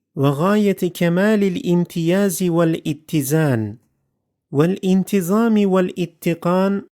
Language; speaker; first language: Arabic; non-native, fluent; Turkish